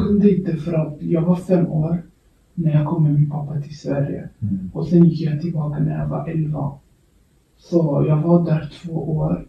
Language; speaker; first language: Swedish; early bilingual, other home language; Kurdish